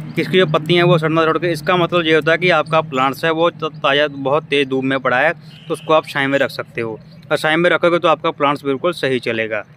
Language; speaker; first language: Hindi; non-native, local second language; Punjabi